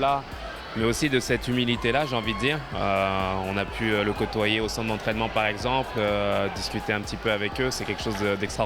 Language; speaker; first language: French; native; French